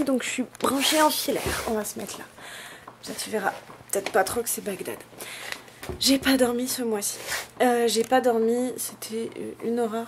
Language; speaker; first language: French; native; French